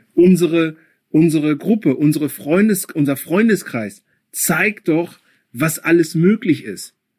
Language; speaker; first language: German; early bilingual, other home language; Akan